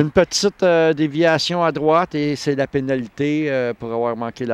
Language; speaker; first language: French; native; French